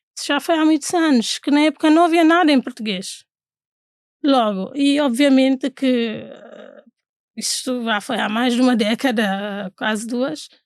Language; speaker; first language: Portuguese; non-native, local second language; Fula